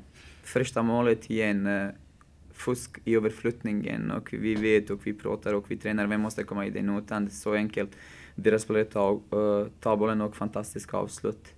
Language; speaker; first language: Swedish; non-native, fluent; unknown